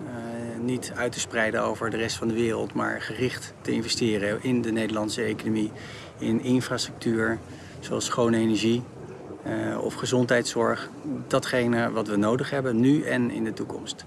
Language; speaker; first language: Dutch; native; Dutch